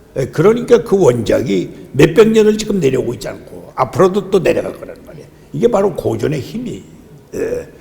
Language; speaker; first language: Korean; native; Korean